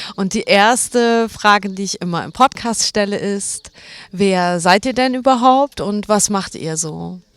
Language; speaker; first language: German; native; German